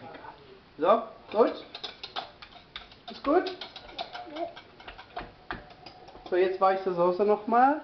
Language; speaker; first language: German; non-native, fluent; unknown